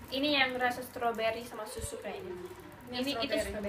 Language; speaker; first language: Indonesian; non-native, fluent; English